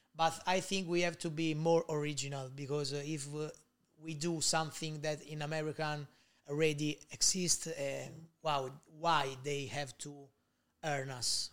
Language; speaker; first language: English; non-native, learner; Italian